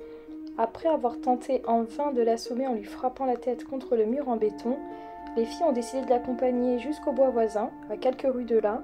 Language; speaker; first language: French; native; French